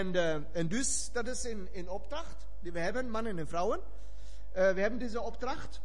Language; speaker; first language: Dutch; non-native, fluent; German